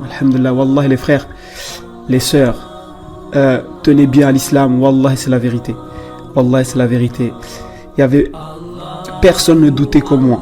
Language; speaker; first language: French; native; French